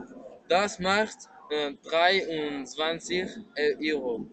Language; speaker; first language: German; non-native, learner; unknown